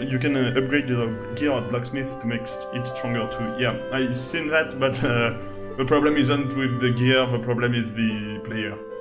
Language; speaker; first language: English; non-native, fluent; French